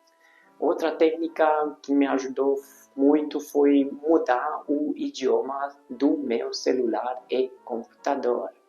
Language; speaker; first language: Portuguese; non-native, fluent; Hungarian